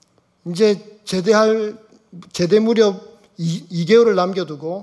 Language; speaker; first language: Korean; native; Korean